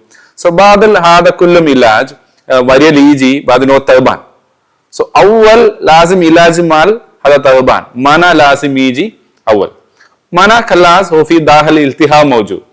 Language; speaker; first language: Arabic; non-native, learner; Malayalam